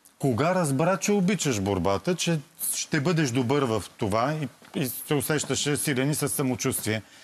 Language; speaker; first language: Bulgarian; native; Bulgarian